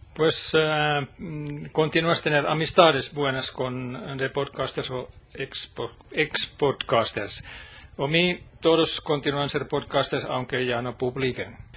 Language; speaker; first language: Spanish; non-native, learner; Finnish